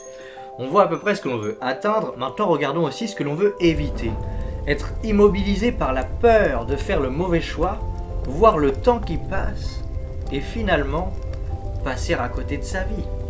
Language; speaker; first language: French; native; French